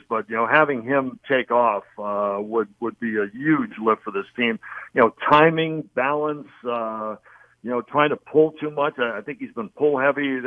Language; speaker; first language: English; native; English